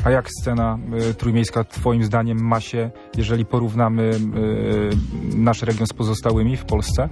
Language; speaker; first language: Polish; native; Polish